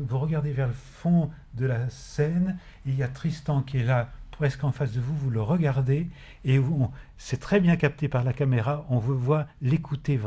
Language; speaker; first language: French; native; French